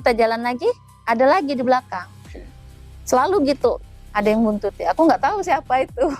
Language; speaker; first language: Indonesian; native; Indonesian